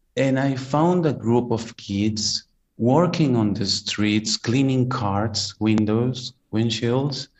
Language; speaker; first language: English; non-native, fluent; Spanish